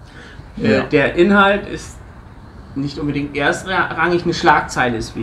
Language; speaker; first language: German; native; German